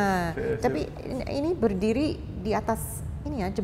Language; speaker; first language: Indonesian; non-native, fluent; English